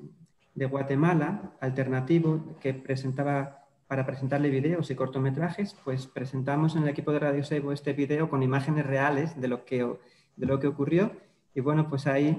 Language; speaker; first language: Spanish; native; Spanish